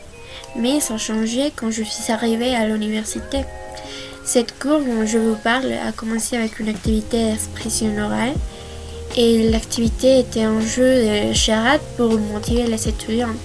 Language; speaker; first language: French; non-native, fluent; Spanish